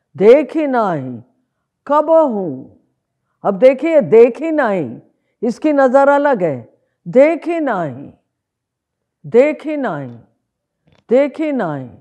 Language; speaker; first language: Hindi; native; Hindi